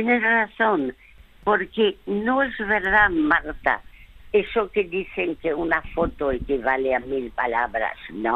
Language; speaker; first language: Spanish; early bilingual, other home language; French